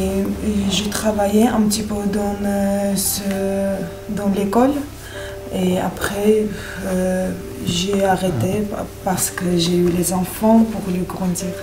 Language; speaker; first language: French; non-native, learner; Armenian